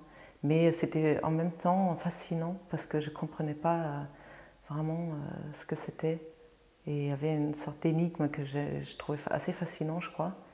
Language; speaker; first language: French; non-native, fluent; German